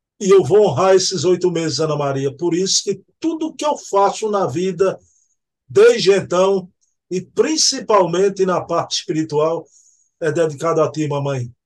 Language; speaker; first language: Portuguese; native; Portuguese